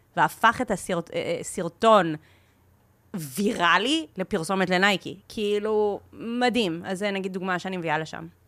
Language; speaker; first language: Hebrew; early bilingual, heritage; English